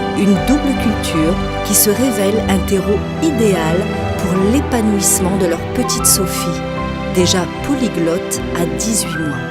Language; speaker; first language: French; native; French